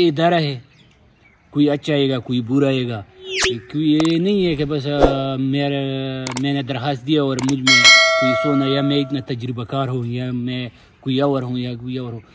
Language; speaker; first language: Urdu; non-native, local second language; Pashto